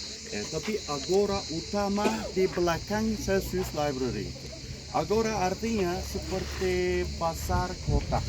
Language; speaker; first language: Indonesian; non-native, learner; Turkish